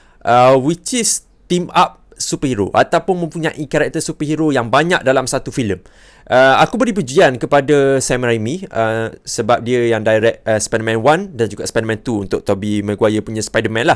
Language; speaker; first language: Malay; native; Malay